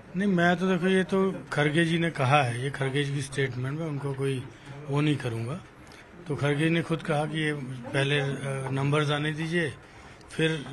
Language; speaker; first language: Hindi; native; Hindi